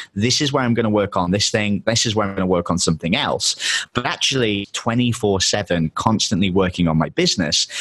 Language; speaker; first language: English; native; English